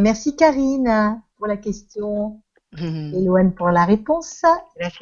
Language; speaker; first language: French; non-native, fluent; Spanish